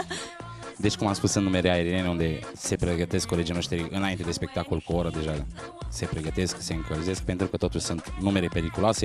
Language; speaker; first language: Romanian; native; Romanian